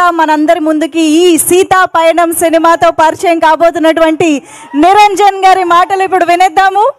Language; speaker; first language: Telugu; native; Telugu